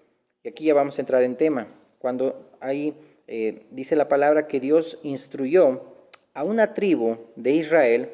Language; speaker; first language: Spanish; native; Spanish